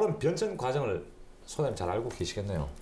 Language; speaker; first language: Korean; native; Korean